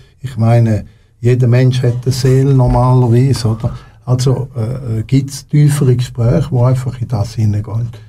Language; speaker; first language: German; non-native, local second language; French